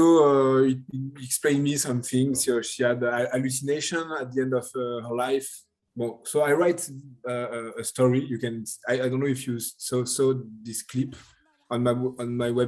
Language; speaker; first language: English; non-native, learner; French